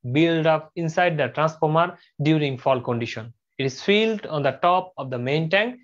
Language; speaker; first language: English; non-native, local second language; Bangla